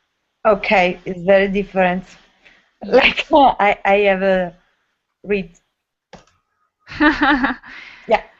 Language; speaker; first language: English; non-native, learner; Italian